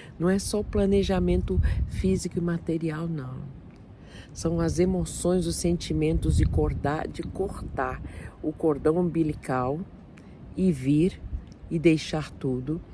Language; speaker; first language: Portuguese; native; Portuguese